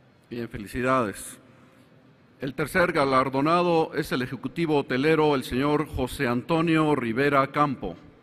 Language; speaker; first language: Spanish; native; Spanish